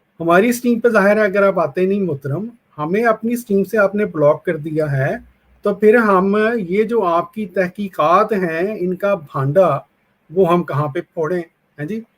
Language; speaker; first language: Urdu; non-native, local second language; Punjabi